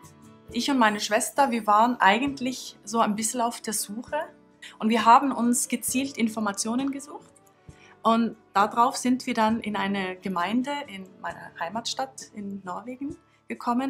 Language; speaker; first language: German; non-native, fluent; Norwegian